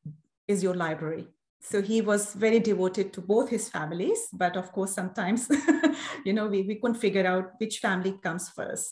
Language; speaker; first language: English; non-native, local second language; Urdu